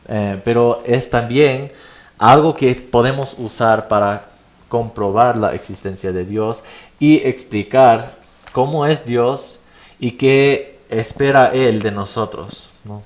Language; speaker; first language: Spanish; non-native, fluent; English